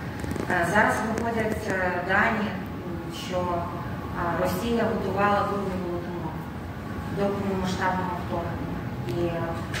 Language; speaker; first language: Ukrainian; native; Ukrainian